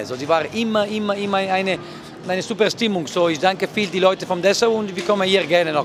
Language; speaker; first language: German; non-native, learner; Italian